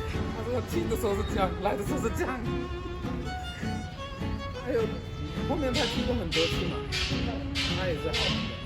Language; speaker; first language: Chinese; non-native, fluent; Hindi